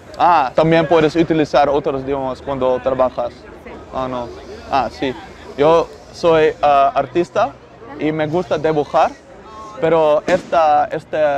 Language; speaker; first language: Spanish; non-native, learner; Dutch